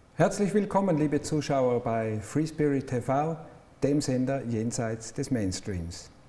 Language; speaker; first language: German; native; German